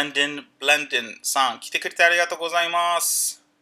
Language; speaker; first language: Japanese; non-native, learner; English